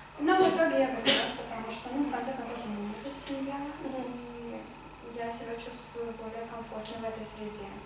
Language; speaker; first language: Russian; non-native, fluent; Armenian